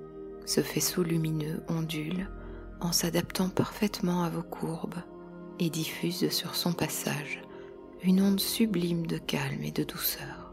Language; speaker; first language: French; native; French